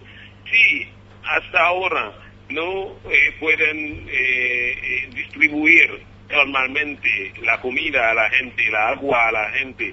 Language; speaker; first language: Spanish; non-native, fluent; Haitian Creole